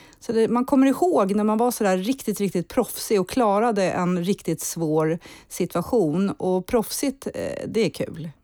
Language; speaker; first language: Swedish; early bilingual, heritage; Swedish